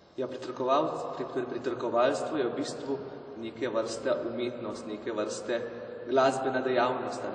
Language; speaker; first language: Slovenian; native; Slovenian